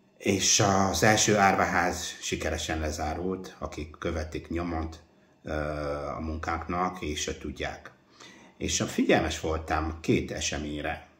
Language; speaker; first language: Hungarian; non-native, fluent; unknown